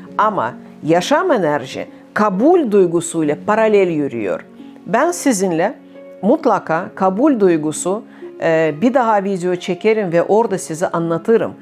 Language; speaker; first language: Turkish; non-native, fluent; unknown